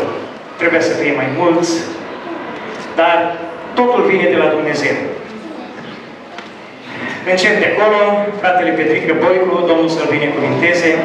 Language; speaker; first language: Romanian; native; Romanian